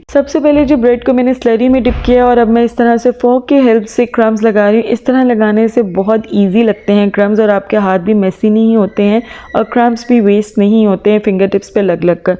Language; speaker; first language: Urdu; native; Urdu